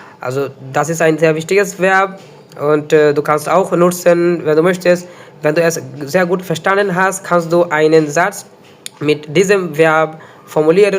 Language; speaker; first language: German; non-native, fluent; Bangla